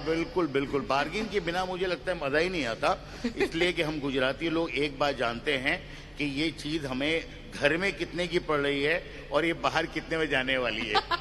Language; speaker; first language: Hindi; native; Hindi